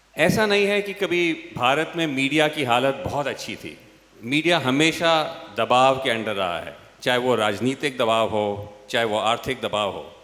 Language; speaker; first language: Hindi; non-native, local second language; English